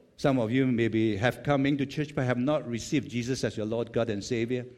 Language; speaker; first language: English; non-native, local second language; Chinese